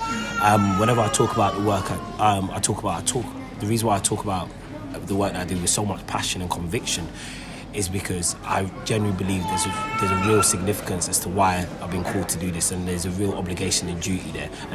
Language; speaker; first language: English; native; English